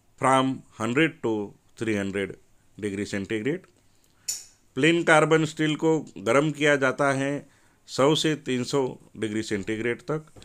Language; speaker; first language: Hindi; non-native, local second language; Marathi